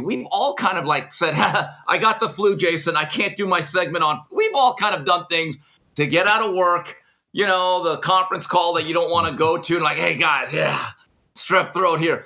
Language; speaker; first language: English; native; English